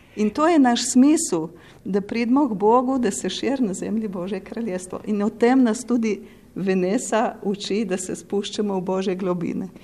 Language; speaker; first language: Slovenian; native; Slovenian